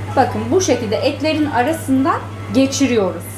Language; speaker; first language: Turkish; native; Turkish